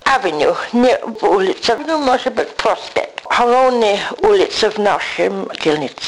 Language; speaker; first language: Ukrainian; early bilingual, heritage; English